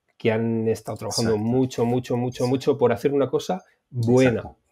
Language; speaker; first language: Spanish; native; Spanish